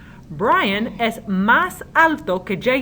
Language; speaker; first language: Spanish; non-native, learner; English